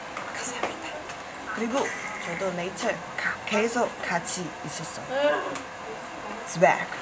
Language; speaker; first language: Korean; non-native, learner; Chinese